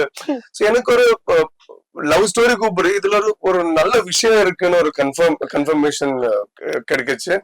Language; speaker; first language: Tamil; non-native, learner; Tulu